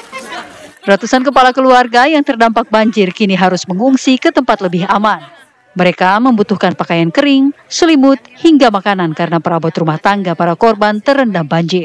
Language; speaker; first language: Indonesian; native; Indonesian